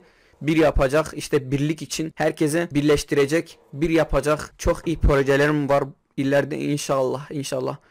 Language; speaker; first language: Turkish; non-native, local second language; Kurdish